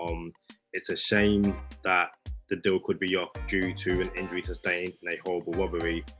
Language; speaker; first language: English; native; English